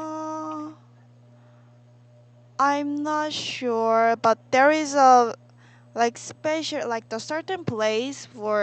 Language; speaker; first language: English; non-native, learner; Korean